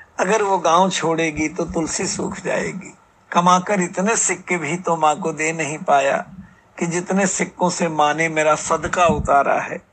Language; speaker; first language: Hindi; native; Hindi